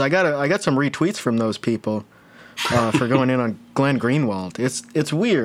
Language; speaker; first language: English; native; English